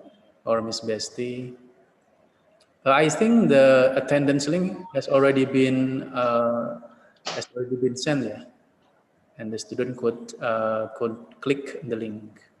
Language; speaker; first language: English; non-native, learner; Indonesian